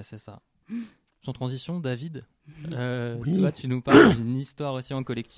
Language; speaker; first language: French; native; French